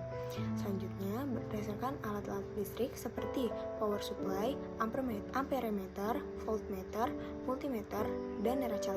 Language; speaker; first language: Malay; native; Malay